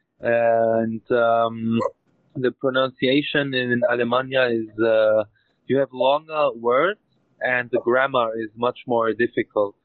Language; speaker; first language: English; non-native, learner; German